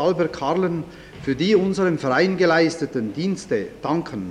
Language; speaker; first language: German; native; German